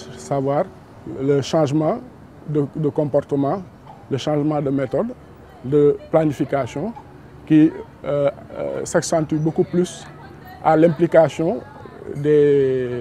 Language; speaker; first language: French; non-native, local second language; Wolof